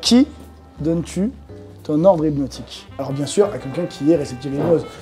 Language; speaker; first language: French; native; French